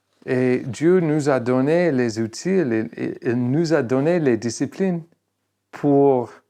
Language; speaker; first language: French; non-native, fluent; English